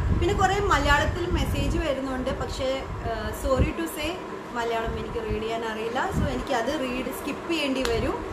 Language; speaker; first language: Malayalam; early bilingual, heritage; Malayalam